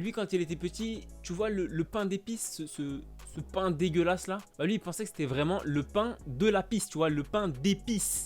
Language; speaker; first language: French; native; French